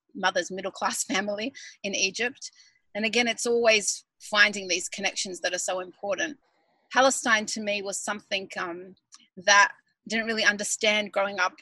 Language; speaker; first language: English; native; English